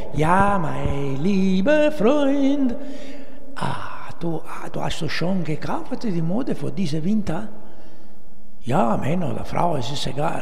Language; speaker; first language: German; non-native, learner; Italian